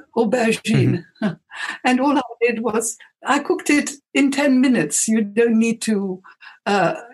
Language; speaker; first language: English; non-native, fluent; Arabic